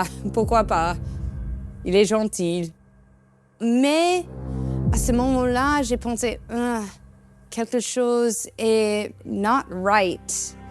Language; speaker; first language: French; non-native, learner; English